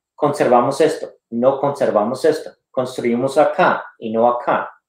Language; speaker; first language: Spanish; non-native, fluent; English